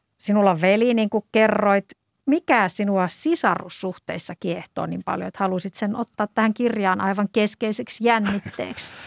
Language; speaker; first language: Finnish; native; Finnish